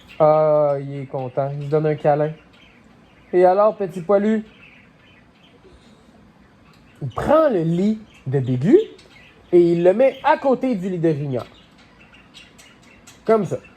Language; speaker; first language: French; native; French